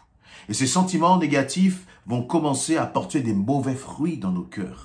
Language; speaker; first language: French; native; French